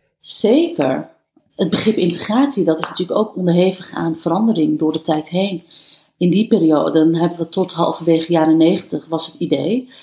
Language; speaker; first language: Dutch; early bilingual, other home language; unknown